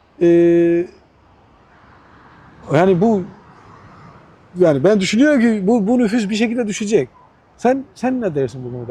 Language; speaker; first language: Turkish; non-native, fluent; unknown